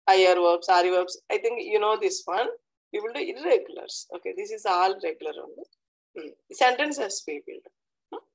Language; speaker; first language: English; non-native, local second language; Telugu